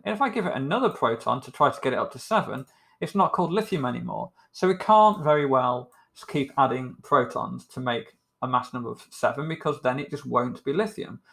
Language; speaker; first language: English; native; English